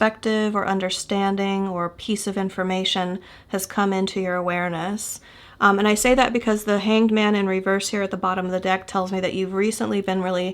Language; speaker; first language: English; native; English